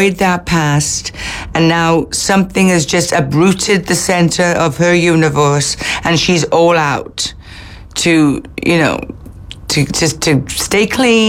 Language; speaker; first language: English; native; English